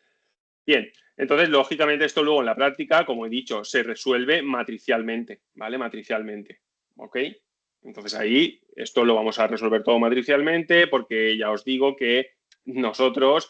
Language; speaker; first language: Spanish; native; Spanish